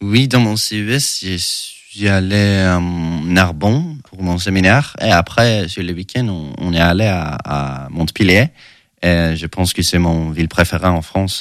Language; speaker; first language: French; non-native, learner; Swedish